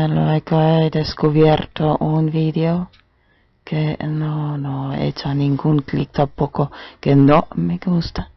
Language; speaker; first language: Spanish; non-native, learner; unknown